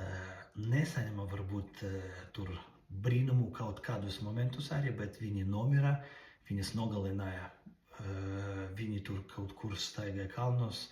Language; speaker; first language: Latvian; non-native, local second language; Russian